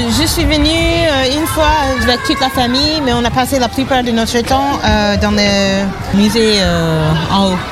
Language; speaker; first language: French; non-native, fluent; English